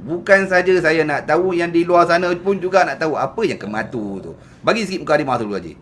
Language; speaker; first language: Malay; native; Malay